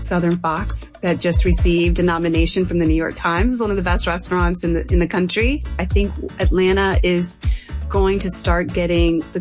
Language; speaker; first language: English; non-native, fluent; Spanish